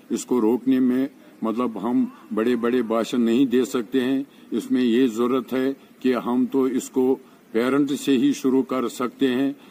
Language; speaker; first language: Hindi; non-native, local second language; Kashmiri